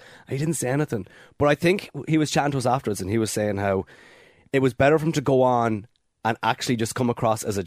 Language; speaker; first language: English; native; English